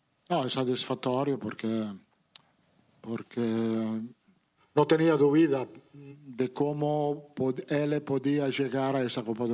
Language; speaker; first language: Portuguese; non-native, learner; Italian